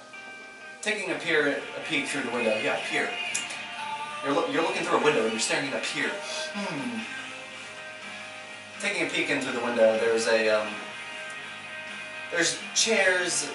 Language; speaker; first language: English; native; English